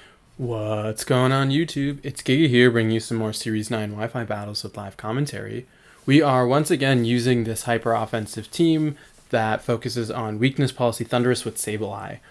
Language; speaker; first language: English; native; English